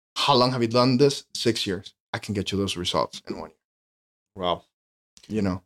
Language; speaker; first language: English; non-native, fluent; Spanish